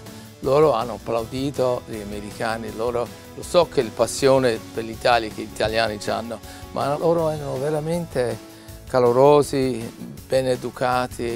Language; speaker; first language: Italian; non-native, learner; English